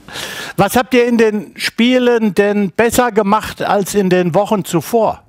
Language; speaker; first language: German; native; German